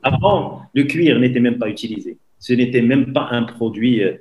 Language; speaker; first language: French; non-native, local second language; Arabic